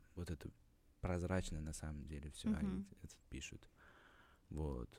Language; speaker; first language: Russian; non-native, local second language; Uzbek